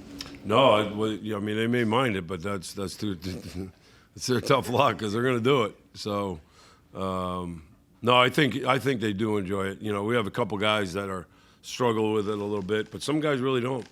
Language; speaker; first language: English; native; English